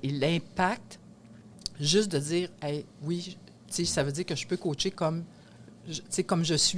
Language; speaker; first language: French; native; French